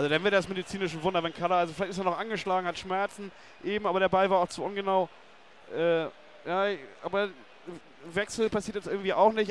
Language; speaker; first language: German; native; German